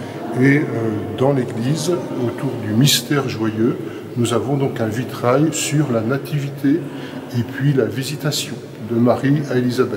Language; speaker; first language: French; native; French